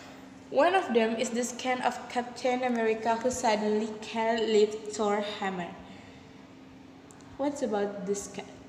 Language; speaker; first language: English; non-native, learner; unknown